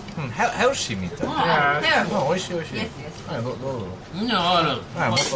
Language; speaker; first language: Japanese; non-native, learner; English